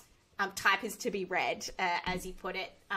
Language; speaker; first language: English; native; English